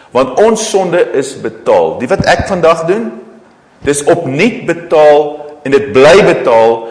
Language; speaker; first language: Afrikaans; native; Afrikaans